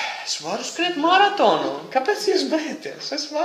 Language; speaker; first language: Latvian; non-native, fluent; Italian